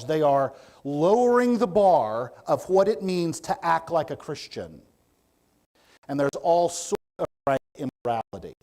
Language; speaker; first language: English; native; English